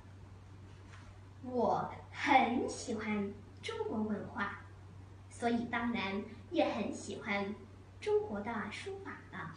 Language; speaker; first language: Chinese; early bilingual, other home language; English